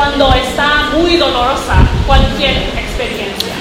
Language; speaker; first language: Spanish; non-native, learner; English